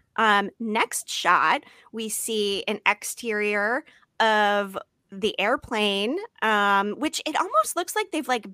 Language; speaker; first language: English; native; English